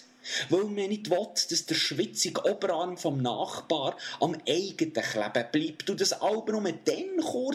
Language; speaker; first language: German; native; German